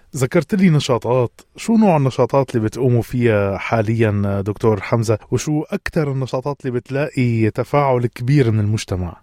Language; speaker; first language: Arabic; native; Arabic